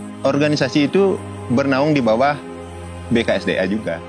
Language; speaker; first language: Indonesian; non-native, local second language; Balinese